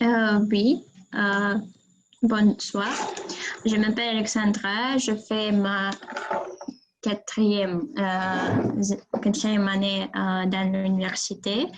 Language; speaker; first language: French; non-native, learner; Russian